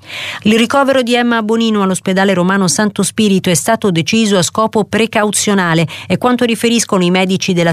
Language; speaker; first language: Italian; native; Italian